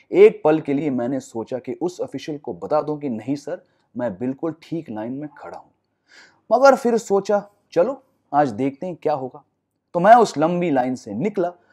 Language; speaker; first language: Hindi; non-native, local second language; English